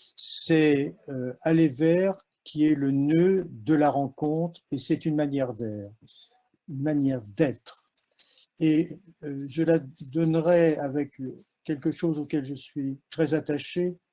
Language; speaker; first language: French; native; French